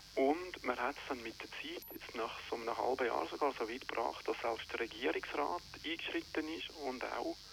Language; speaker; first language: German; non-native, local second language; French